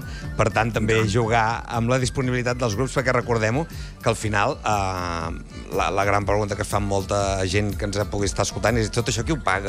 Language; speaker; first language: Catalan; native; Catalan